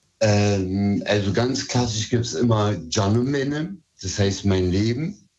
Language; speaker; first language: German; early bilingual, other home language; Turkish